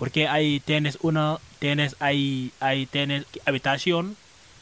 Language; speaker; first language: Spanish; non-native, learner; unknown